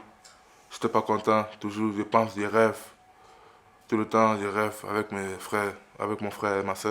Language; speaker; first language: French; early bilingual, other home language; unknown